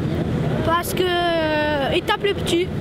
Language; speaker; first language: French; early bilingual, other home language; Romanian